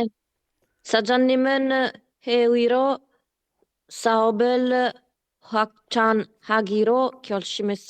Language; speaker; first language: Korean; non-native, learner; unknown